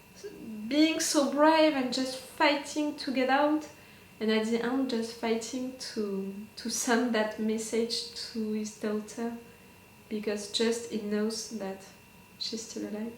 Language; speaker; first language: English; non-native, fluent; French